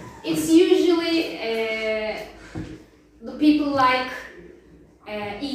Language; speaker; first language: English; non-native, learner; Turkish